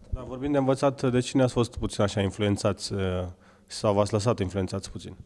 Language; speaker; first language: Romanian; native; Romanian